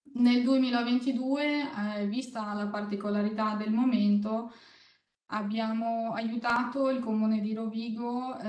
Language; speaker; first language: Italian; non-native, fluent; Ukrainian